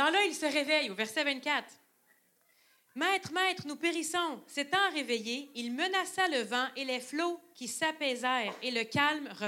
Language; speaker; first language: French; native; French